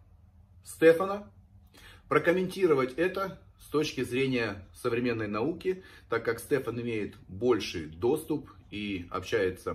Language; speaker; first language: Russian; native; Russian